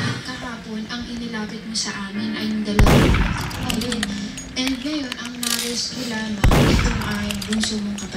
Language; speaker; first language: Filipino; native; Filipino